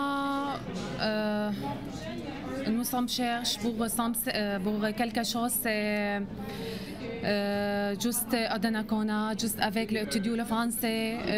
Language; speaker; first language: French; non-native, learner; Arabic